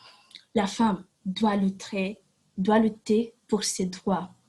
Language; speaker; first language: French; non-native, learner; Romanian